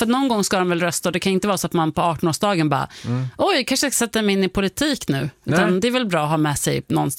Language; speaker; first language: Swedish; native; Swedish